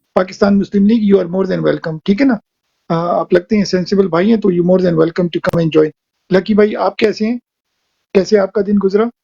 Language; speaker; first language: Urdu; native; Urdu